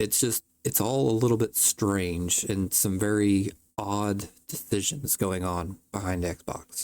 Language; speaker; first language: English; native; English